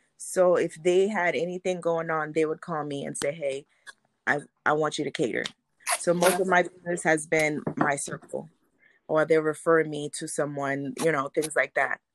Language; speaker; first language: English; early bilingual, other home language; Haitian Creole